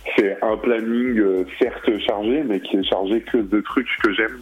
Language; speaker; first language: French; early bilingual, other home language; Arabic